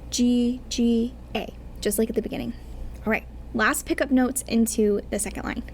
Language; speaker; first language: English; native; English